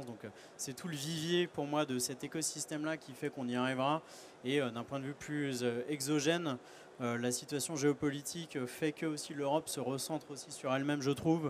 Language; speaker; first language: French; native; French